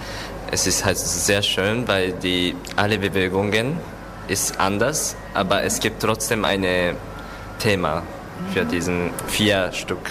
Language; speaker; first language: German; non-native, learner; Japanese